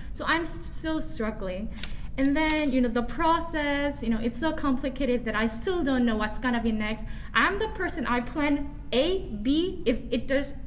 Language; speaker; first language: English; non-native, fluent; Korean